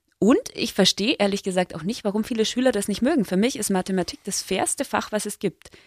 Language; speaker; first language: German; native; German